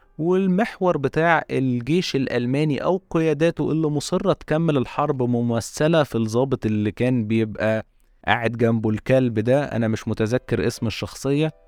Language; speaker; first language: Arabic; native; Arabic